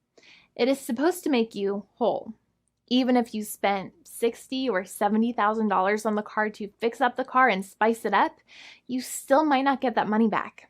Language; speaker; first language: English; native; English